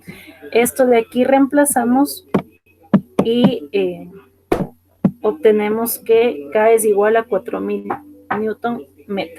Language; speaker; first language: Spanish; native; Spanish